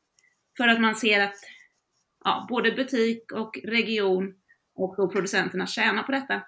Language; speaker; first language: Swedish; native; Swedish